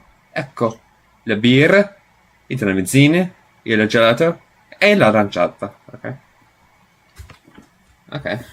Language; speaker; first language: Italian; non-native, learner; English